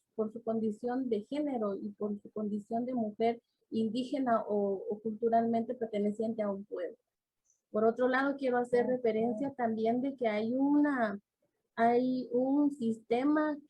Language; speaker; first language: Spanish; native; Spanish